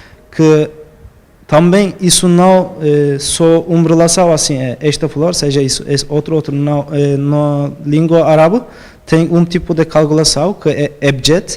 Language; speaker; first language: Portuguese; non-native, fluent; Turkish